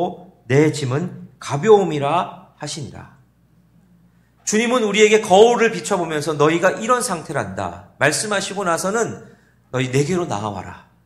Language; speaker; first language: Korean; native; Korean